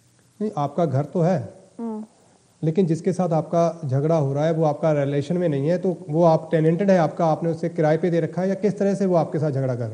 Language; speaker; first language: Hindi; native; Hindi